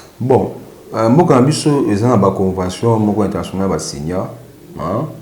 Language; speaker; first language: Lingala; native; Lingala